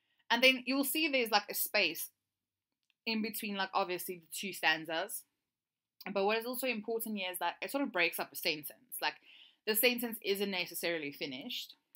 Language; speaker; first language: English; native; English